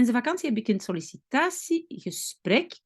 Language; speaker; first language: Dutch; non-native, local second language; French